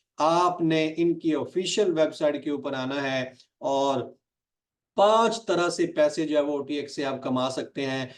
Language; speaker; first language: Urdu; non-native, local second language; Punjabi